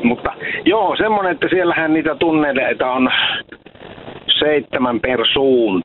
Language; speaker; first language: Finnish; native; Finnish